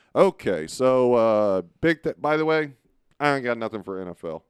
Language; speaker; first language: English; native; English